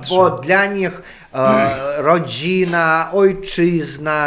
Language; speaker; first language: Polish; non-native, learner; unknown